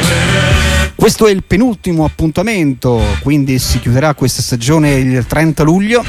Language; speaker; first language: Italian; native; Italian